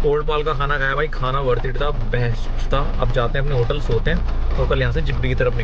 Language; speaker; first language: Hindi; native; Hindi